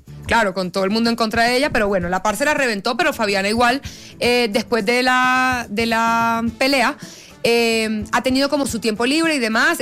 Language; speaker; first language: Spanish; native; Spanish